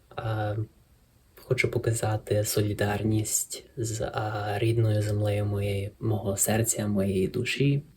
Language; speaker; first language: Ukrainian; early bilingual, heritage; Ukrainian